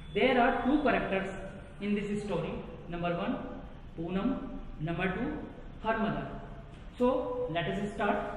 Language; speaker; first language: English; non-native, local second language; Hindi